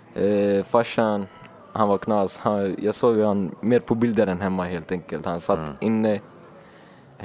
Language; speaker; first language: Swedish; early bilingual, other home language; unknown